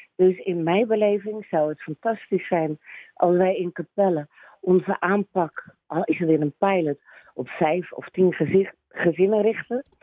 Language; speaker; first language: Dutch; native; Dutch